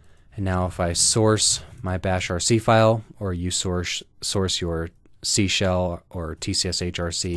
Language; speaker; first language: English; native; English